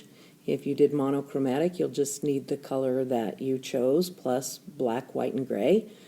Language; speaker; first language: English; native; English